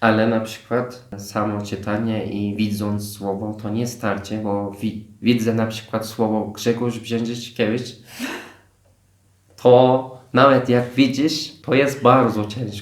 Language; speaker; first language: Polish; non-native, fluent; Turkish